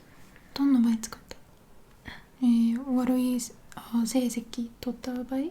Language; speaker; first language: Japanese; non-native, learner; English